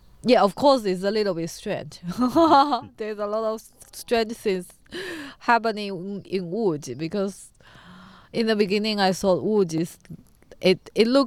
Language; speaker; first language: English; non-native, learner; Chinese